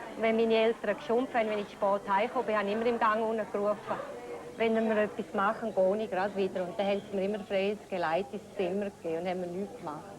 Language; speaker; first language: German; native; German